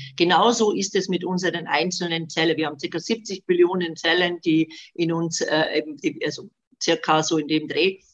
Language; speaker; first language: German; non-native, fluent; Bosnian